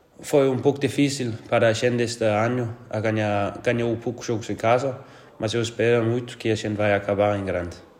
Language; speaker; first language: Portuguese; non-native, learner; Danish